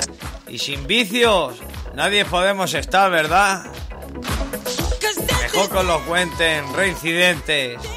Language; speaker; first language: Spanish; native; Spanish